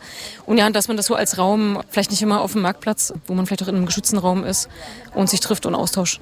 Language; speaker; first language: German; native; German